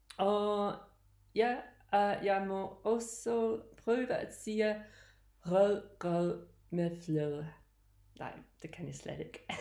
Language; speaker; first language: Danish; non-native, learner; English